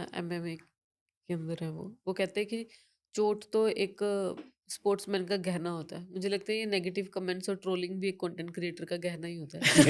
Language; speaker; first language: Hindi; non-native, local second language; Punjabi